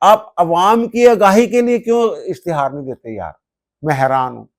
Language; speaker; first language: Urdu; non-native, local second language; Punjabi